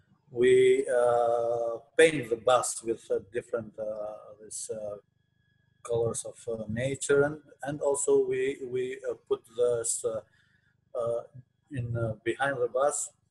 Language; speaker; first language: English; non-native, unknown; Albanian